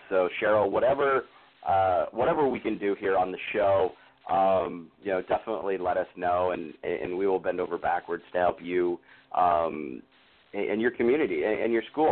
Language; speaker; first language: English; native; English